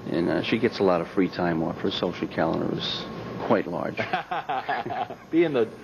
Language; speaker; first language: English; native; English